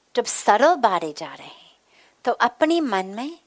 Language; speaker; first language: Hindi; non-native, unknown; English